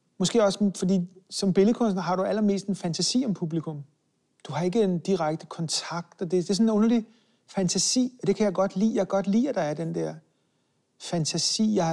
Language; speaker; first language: Danish; early bilingual, other home language; Hebrew